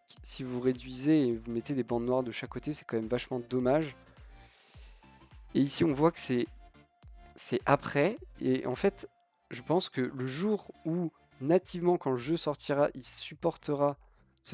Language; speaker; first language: French; native; French